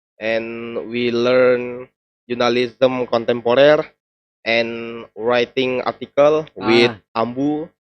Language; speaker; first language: English; non-native, learner; Indonesian